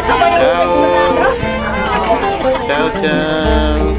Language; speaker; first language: Italian; non-native, learner; Filipino